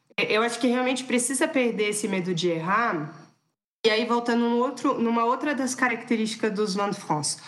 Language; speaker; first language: Portuguese; non-native, fluent; French